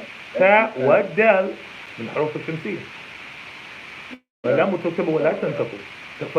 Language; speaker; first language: Arabic; non-native, fluent; English